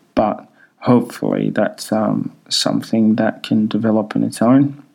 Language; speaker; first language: English; early bilingual, other home language; Swahili